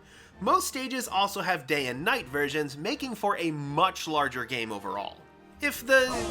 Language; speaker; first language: English; native; English